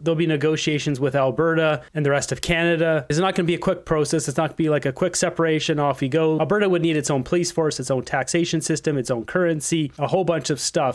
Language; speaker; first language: English; native; English